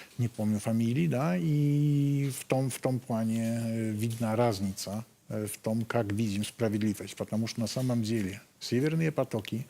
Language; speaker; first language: Polish; non-native, learner; Russian